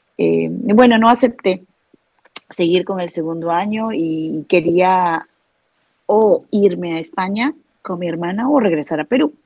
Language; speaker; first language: Spanish; native; Spanish